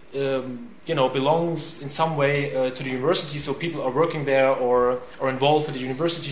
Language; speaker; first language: English; non-native, fluent; German